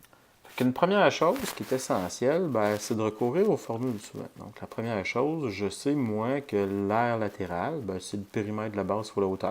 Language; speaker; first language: French; native; French